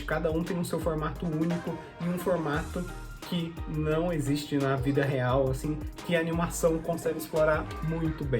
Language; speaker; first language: Portuguese; native; Portuguese